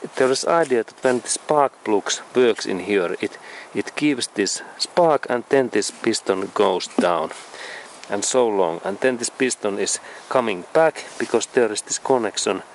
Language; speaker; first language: English; non-native, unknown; Finnish